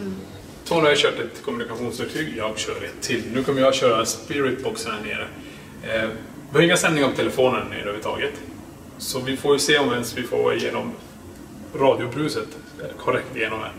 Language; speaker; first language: Swedish; native; Swedish